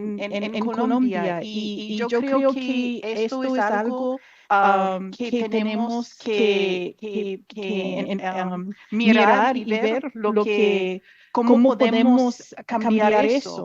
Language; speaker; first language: Spanish; non-native, fluent; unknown